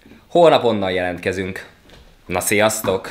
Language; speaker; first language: Hungarian; native; Hungarian